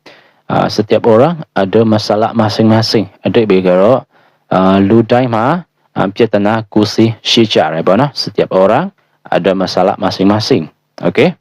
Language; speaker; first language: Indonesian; non-native, fluent; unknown